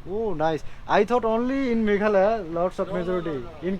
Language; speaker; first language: English; non-native, learner; Bangla